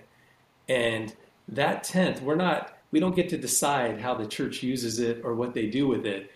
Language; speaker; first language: English; native; English